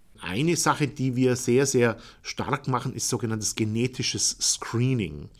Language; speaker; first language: German; native; German